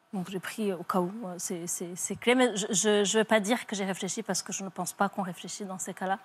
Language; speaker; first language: French; early bilingual, other home language; Kinyarwanda